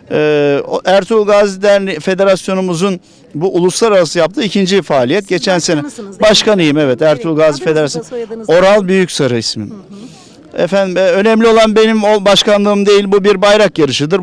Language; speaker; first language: Turkish; native; Turkish